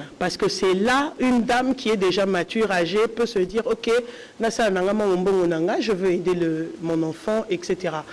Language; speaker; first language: French; non-native, local second language; Lingala